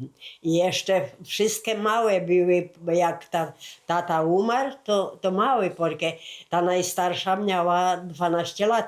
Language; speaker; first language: Polish; early bilingual, heritage; Polish